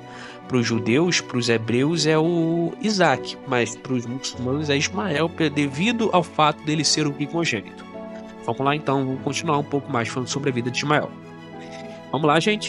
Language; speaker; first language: Portuguese; native; Portuguese